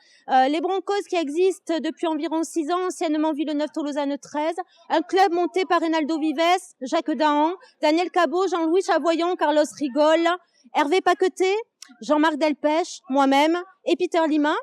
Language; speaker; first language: French; native; French